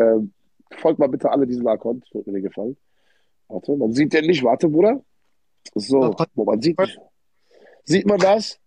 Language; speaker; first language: German; early bilingual, other home language; Arabic